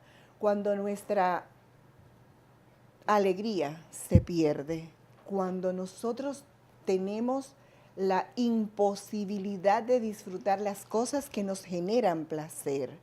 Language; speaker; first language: Spanish; native; Spanish